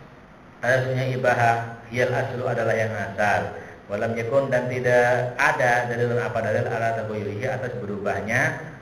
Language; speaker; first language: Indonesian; native; Indonesian